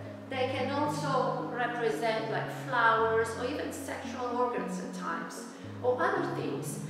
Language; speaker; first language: English; non-native, fluent; Italian